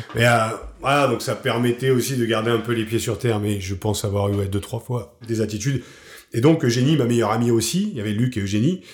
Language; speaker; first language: French; native; French